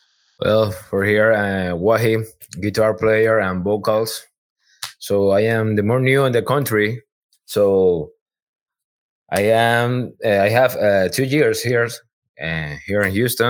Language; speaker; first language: English; non-native, learner; Spanish